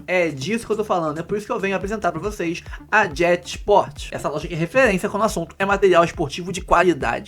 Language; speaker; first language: Portuguese; native; Portuguese